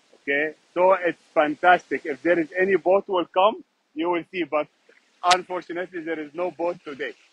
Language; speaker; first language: English; non-native, fluent; Arabic